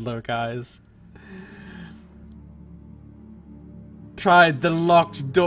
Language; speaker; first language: English; native; English